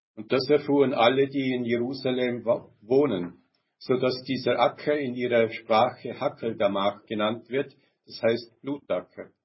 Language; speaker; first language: German; native; German